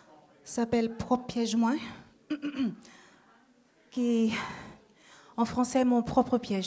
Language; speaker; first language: French; native; French